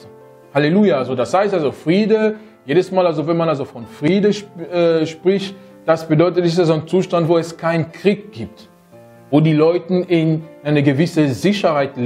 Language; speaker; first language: German; non-native, fluent; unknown